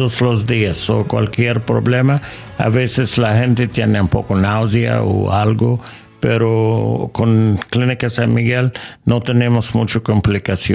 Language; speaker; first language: Spanish; non-native, learner; English